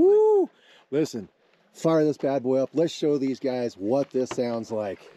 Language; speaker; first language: English; native; English